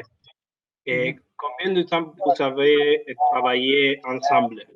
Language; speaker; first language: French; non-native, learner; Spanish